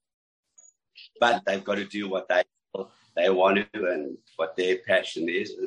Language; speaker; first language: English; native; English